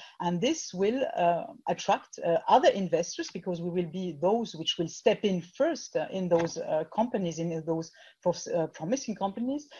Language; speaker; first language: English; non-native, fluent; French